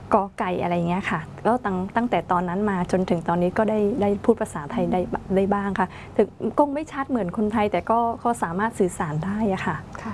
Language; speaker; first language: Thai; non-native, fluent; Khmer